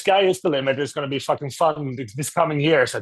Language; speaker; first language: English; non-native, fluent; Swedish